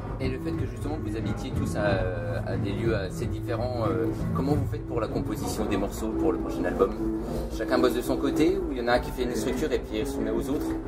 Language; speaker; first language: French; native; French